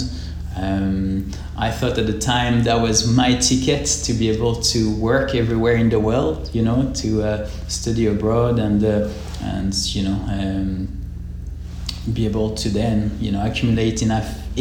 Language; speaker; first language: English; non-native, fluent; French